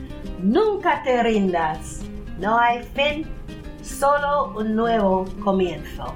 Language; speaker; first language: Spanish; non-native, fluent; French